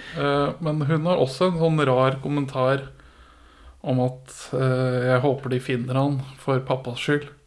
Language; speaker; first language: Norwegian; early bilingual, other home language; Persian